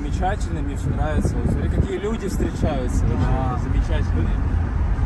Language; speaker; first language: Russian; native; Russian